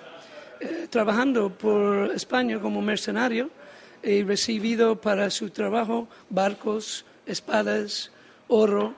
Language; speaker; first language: Spanish; non-native, learner; English